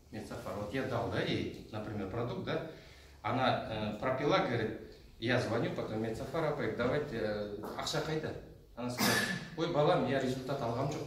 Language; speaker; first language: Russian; non-native, local second language; Kazakh